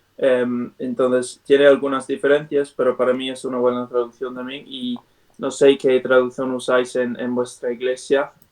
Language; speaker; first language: Spanish; non-native, fluent; English